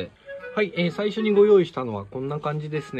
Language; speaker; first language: Japanese; native; Japanese